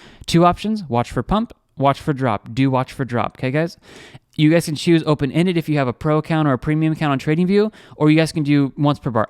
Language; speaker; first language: English; native; English